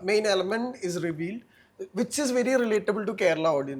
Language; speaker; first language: English; non-native, local second language; Malayalam